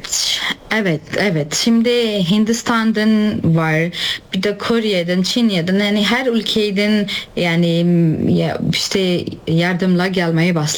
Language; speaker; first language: Turkish; non-native, learner; Nepali